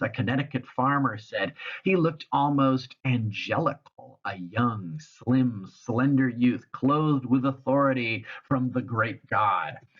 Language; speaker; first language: English; native; English